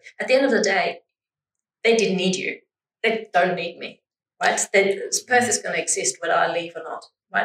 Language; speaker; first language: English; non-native, fluent; German